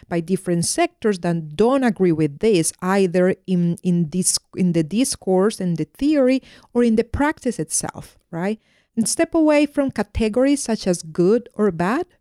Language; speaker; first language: English; non-native, fluent; Spanish